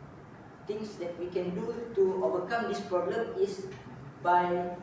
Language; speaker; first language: English; non-native, local second language; Malay